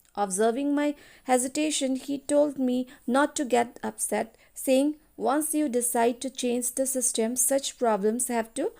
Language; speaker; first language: English; non-native, local second language; Assamese